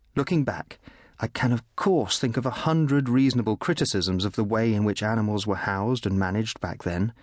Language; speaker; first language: English; native; English